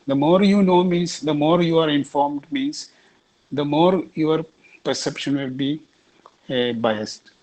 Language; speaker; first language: English; non-native, local second language; Malayalam